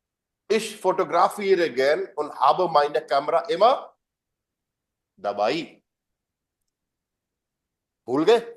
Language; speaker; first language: German; non-native, fluent; Hindi